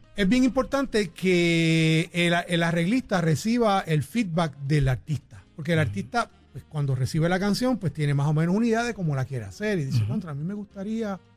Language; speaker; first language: Spanish; native; Spanish